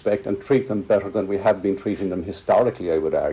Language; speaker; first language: English; native; English